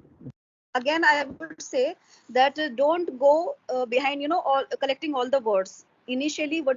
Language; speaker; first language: English; non-native, local second language; Hindi